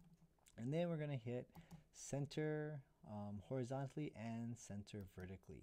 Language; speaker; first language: English; native; English